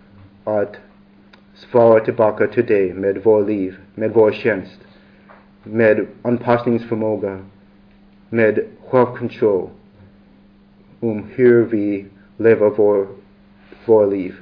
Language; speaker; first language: Swedish; non-native, learner; English